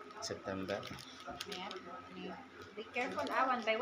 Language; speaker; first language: English; non-native, local second language; Filipino